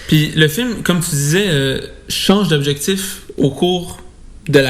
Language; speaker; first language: French; native; French